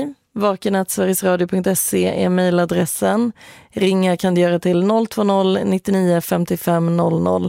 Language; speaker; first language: Swedish; native; Swedish